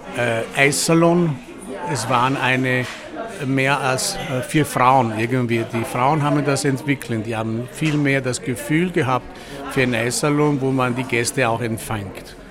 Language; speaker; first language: German; non-native, fluent; Italian